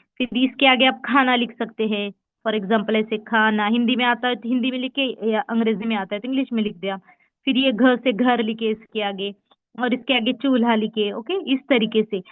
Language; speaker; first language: Hindi; native; Hindi